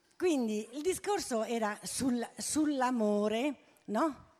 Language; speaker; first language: Italian; non-native, fluent; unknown